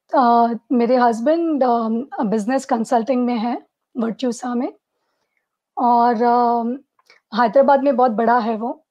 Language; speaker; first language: Hindi; non-native, local second language; Marathi